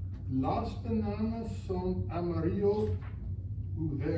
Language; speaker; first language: Spanish; non-native, learner; English